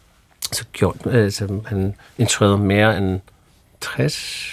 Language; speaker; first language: Danish; non-native, fluent; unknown